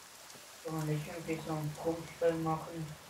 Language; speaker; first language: German; native; German